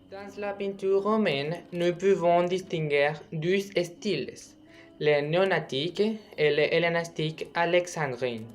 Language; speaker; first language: French; non-native, learner; Spanish